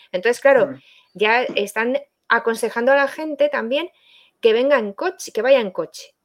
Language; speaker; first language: Spanish; native; Spanish